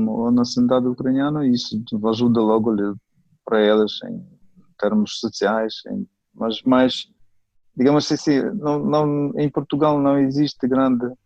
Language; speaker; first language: Portuguese; non-native, fluent; Ukrainian